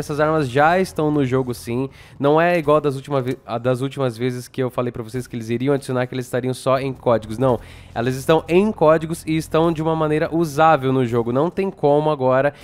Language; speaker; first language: Portuguese; native; Portuguese